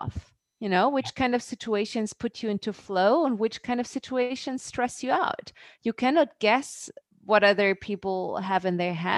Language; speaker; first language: English; non-native, fluent; German